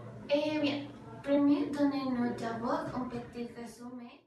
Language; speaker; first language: French; non-native, learner; Spanish